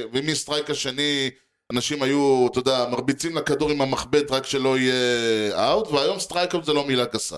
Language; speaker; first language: Hebrew; native; Hebrew